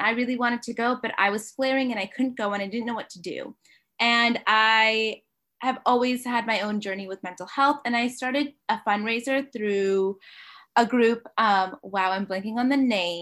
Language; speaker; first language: English; native; English